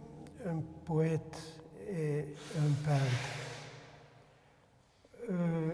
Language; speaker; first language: French; non-native, fluent; Hungarian